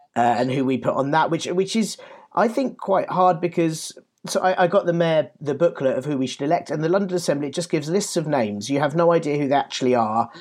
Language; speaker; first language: English; native; English